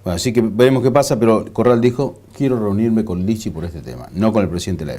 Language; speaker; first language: Spanish; native; Spanish